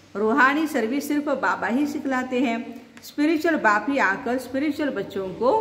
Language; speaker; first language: Hindi; non-native, local second language; Marathi